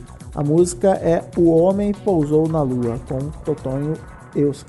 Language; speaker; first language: Portuguese; native; Portuguese